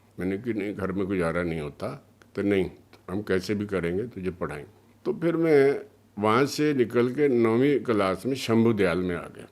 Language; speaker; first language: Hindi; early bilingual, other home language; Punjabi